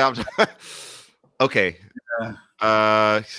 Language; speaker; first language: English; native; English